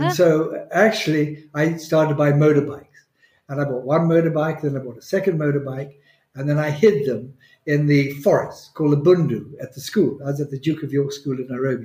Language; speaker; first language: English; non-native, local second language; Swahili